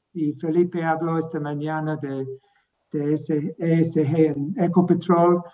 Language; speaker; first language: Spanish; non-native, fluent; English